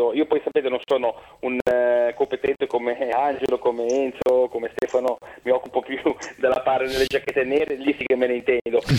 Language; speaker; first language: Italian; native; Italian